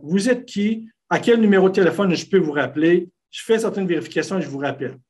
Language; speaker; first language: French; native; French